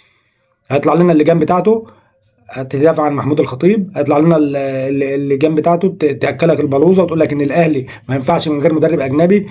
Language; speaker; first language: Arabic; native; Arabic